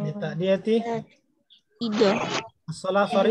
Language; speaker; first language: Arabic; non-native, fluent; Indonesian